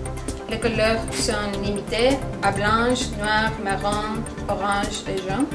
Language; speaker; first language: French; non-native, learner; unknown